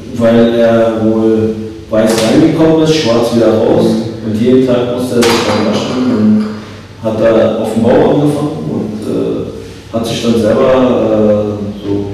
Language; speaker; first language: German; early bilingual, other home language; Turkish